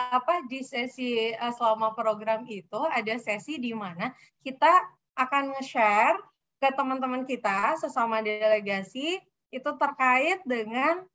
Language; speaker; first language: Indonesian; native; Indonesian